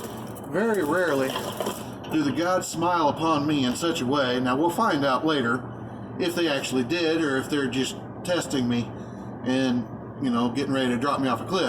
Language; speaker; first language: English; native; English